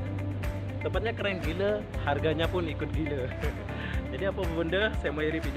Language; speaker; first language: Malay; non-native, local second language; Indonesian